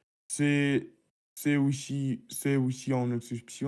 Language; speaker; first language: French; non-native, learner; Russian